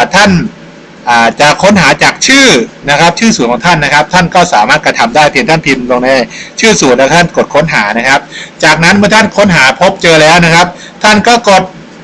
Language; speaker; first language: Thai; native; Thai